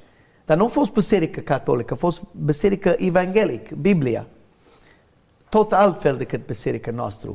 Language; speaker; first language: Romanian; non-native, fluent; English